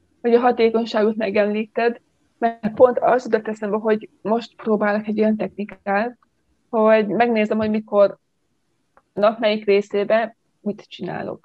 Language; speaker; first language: Hungarian; native; Hungarian